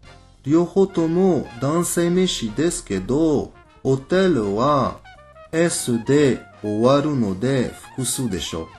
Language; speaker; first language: Japanese; non-native, fluent; French